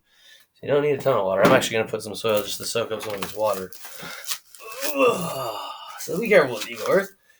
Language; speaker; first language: English; native; English